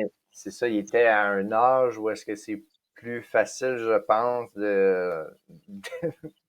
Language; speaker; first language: French; native; French